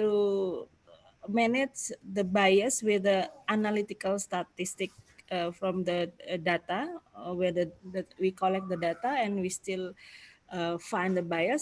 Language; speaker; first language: English; non-native, fluent; Indonesian